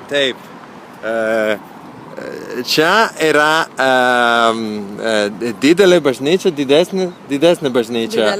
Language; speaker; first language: Lithuanian; non-native, learner; Italian